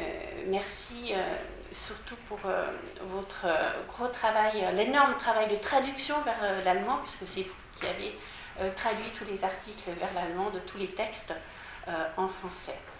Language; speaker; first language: French; native; French